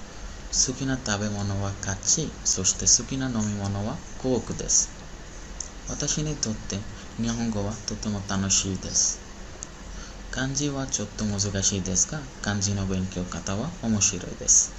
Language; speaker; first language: Japanese; non-native, learner; Bangla